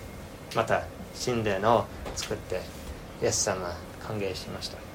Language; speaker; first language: Japanese; non-native, fluent; English